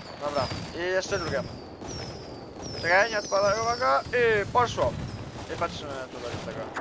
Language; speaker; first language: Polish; native; Polish